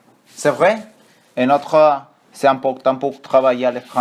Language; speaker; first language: French; non-native, learner; Spanish